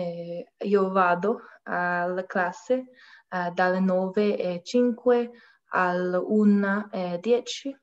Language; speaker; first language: Italian; non-native, learner; English